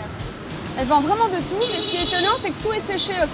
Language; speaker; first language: French; native; French